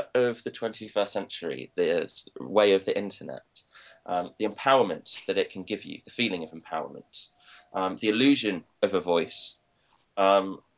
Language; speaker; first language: English; native; English